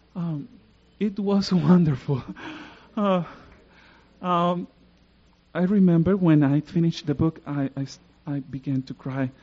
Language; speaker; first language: English; non-native, fluent; Spanish